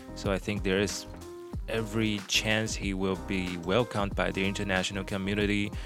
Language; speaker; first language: English; non-native, fluent; Chinese